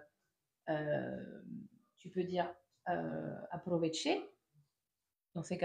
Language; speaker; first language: French; native; French